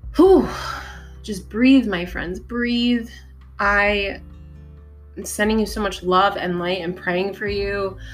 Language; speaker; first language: English; native; English